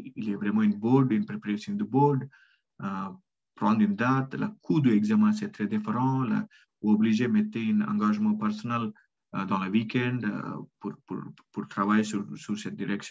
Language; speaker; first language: French; non-native, learner; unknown